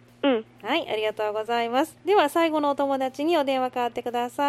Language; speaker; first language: Japanese; native; Japanese